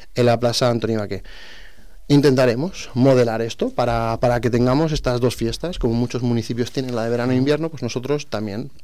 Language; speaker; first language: Spanish; non-native, local second language; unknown